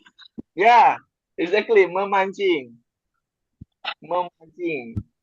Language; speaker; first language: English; non-native, learner; Indonesian